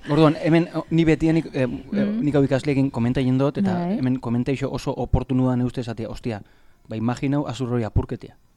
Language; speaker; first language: Basque; native; Basque